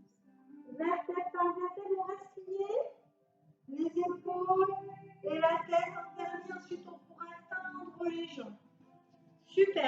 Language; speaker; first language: French; native; French